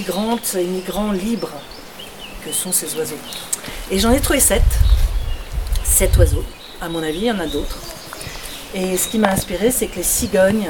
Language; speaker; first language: French; non-native, local second language; Arabic